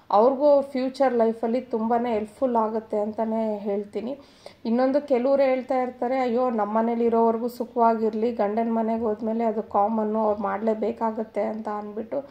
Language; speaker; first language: Kannada; non-native, local second language; Telugu